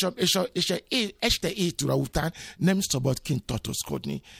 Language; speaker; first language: Hungarian; non-native, learner; Yoruba